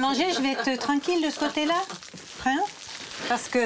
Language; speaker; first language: French; native; French